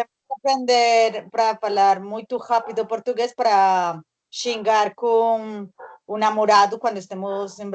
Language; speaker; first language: Portuguese; non-native, learner; Spanish